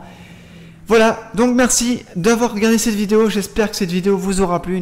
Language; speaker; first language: French; native; French